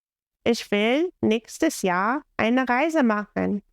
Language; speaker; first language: German; non-native, fluent; English